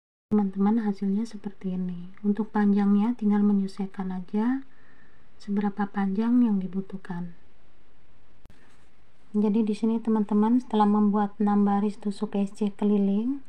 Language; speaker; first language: Indonesian; native; Indonesian